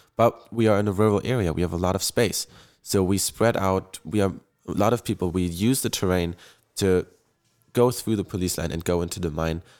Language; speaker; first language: English; non-native, fluent; German